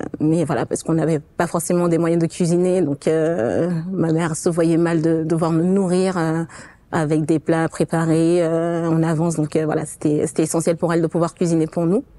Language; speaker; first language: French; non-native, fluent; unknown